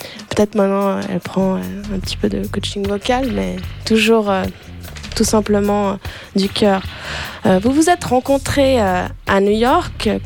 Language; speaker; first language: French; native; French